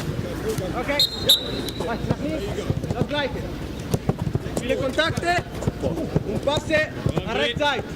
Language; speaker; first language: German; non-native, learner; Italian